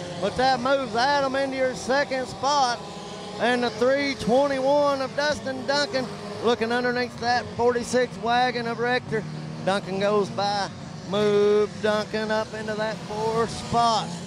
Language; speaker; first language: English; native; English